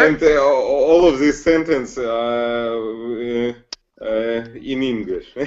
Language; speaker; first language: English; non-native, learner; Russian